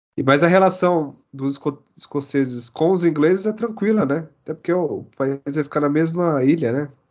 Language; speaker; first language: Portuguese; native; Portuguese